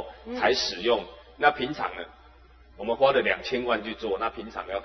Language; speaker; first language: Chinese; native; Chinese